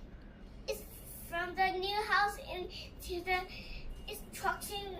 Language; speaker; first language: English; early bilingual, other home language; Nepali